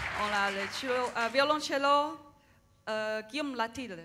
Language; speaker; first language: French; non-native, learner; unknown